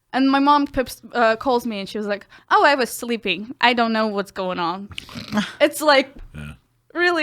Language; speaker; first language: English; non-native, fluent; Ukrainian